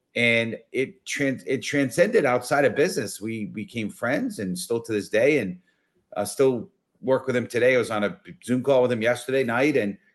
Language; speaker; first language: English; native; English